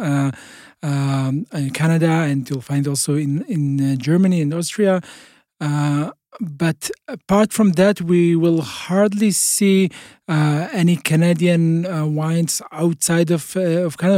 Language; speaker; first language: English; non-native, fluent; Hebrew